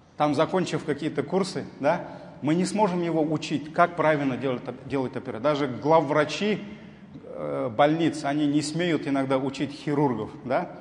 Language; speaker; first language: Russian; non-native, local second language; Tatar